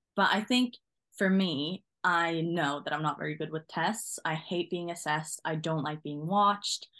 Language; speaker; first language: English; non-native, fluent; Norwegian